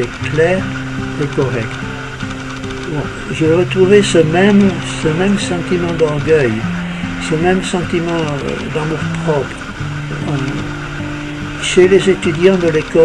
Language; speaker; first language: French; native; French